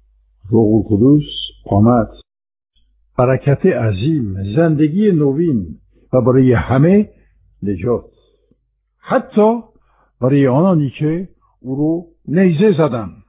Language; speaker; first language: Persian; non-native, fluent; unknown